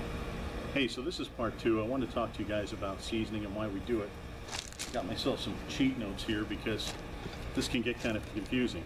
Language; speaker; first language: English; native; English